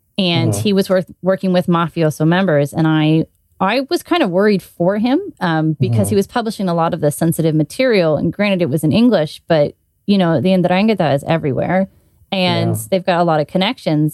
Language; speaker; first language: English; native; English